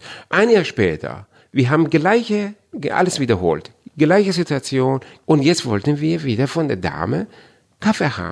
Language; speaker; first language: German; non-native, fluent; Persian